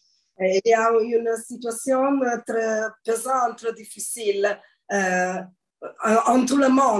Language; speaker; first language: French; non-native, learner; Italian